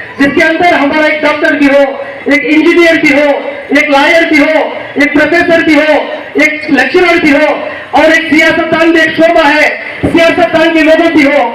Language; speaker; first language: Urdu; native; Urdu